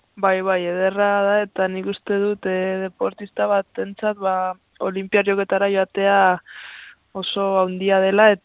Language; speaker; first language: Basque; non-native, local second language; Spanish